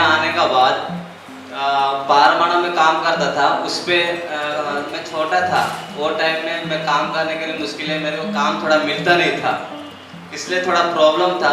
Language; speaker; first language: Hindi; non-native, local second language; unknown